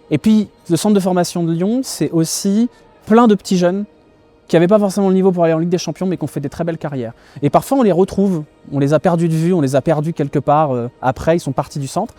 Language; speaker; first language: French; native; French